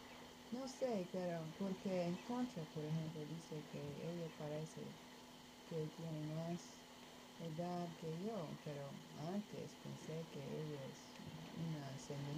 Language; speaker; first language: Spanish; non-native, learner; English